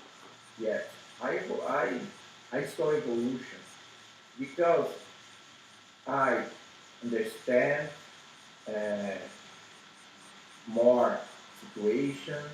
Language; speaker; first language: English; non-native, learner; Portuguese